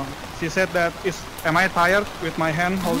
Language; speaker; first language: English; non-native, fluent; Indonesian